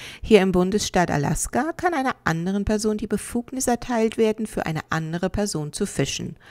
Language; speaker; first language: German; native; German